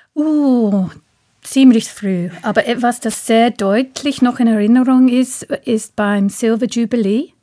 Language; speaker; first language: German; non-native, fluent; English